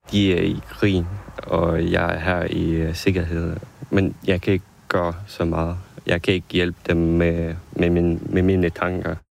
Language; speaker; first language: Danish; non-native, fluent; Ukrainian